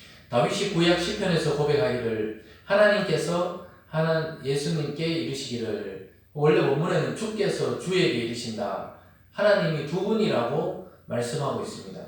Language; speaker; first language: Korean; native; Korean